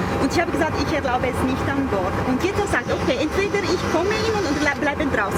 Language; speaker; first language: German; non-native, learner; French